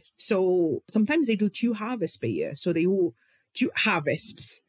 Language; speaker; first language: English; non-native, fluent; Portuguese